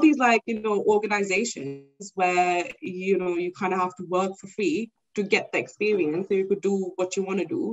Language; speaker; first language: English; non-native, local second language; Urdu